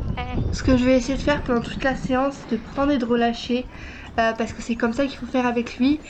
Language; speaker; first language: French; native; French